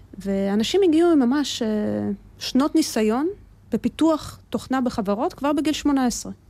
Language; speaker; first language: Hebrew; early bilingual, other home language; Russian